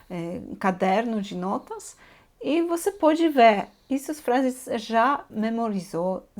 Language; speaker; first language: Portuguese; non-native, fluent; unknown